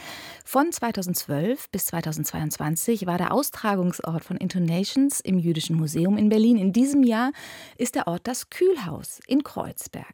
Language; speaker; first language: German; native; German